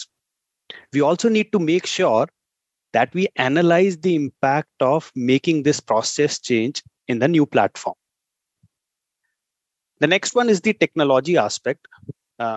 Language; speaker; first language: English; non-native, local second language; Hindi